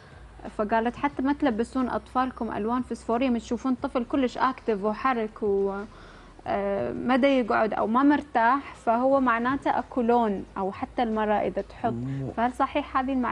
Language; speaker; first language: Arabic; native; Arabic